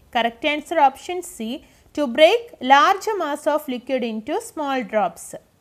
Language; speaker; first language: English; non-native, local second language; Malayalam